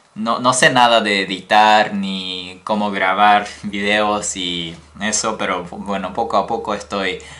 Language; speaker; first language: Spanish; non-native, fluent; Japanese